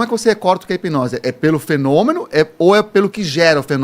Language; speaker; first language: Portuguese; native; Portuguese